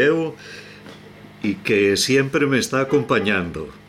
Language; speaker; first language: Spanish; native; Spanish